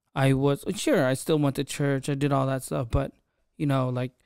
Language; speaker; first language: English; native; English